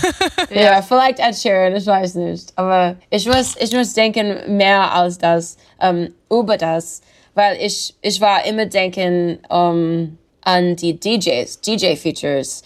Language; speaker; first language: German; non-native, learner; English